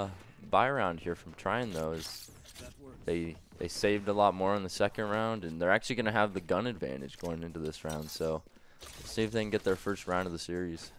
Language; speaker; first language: English; native; English